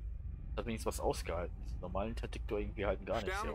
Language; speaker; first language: German; native; German